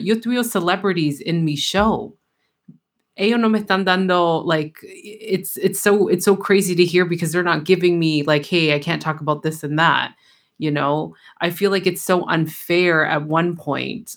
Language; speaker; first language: English; early bilingual, other home language; Spanish